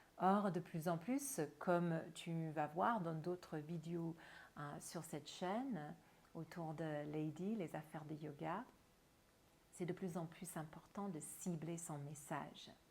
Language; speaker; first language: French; non-native, fluent; English